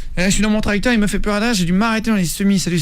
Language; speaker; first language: French; native; French